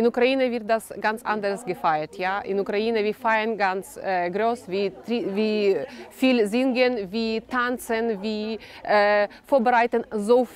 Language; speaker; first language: German; non-native, learner; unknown